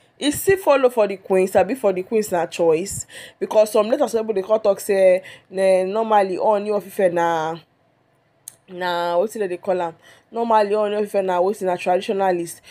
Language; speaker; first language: Nigerian Pidgin; non-native, local second language; Yoruba